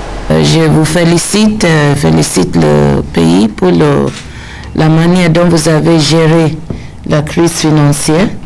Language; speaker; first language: French; non-native, learner; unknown